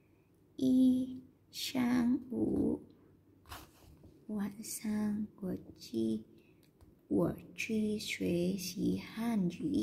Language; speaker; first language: Chinese; non-native, learner; Vietnamese